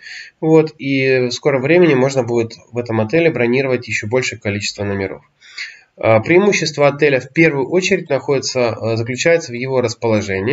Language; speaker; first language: Russian; native; Russian